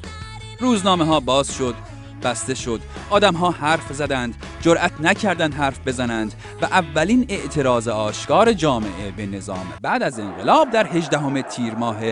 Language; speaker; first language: Persian; native; Persian